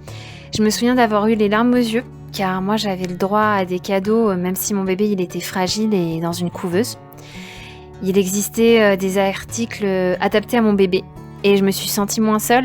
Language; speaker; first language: French; native; French